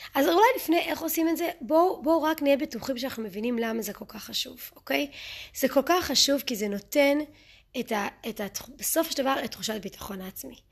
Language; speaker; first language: Hebrew; early bilingual, other home language; English